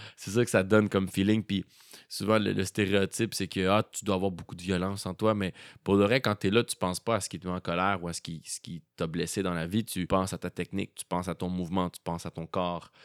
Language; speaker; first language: French; native; French